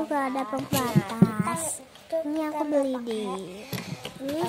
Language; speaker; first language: Indonesian; native; Indonesian